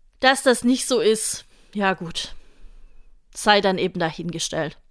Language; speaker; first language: German; native; German